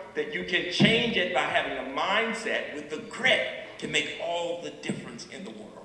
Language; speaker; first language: English; native; English